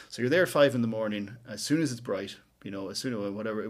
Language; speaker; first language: English; native; English